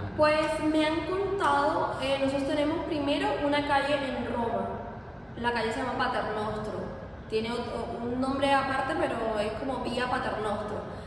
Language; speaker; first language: Spanish; native; Spanish